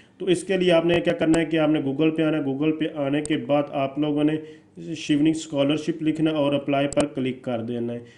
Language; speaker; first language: Urdu; non-native, local second language; Punjabi